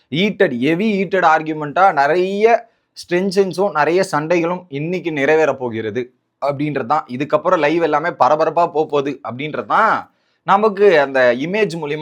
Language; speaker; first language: Tamil; native; Tamil